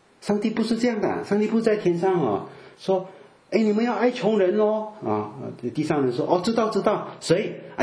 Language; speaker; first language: Chinese; native; Chinese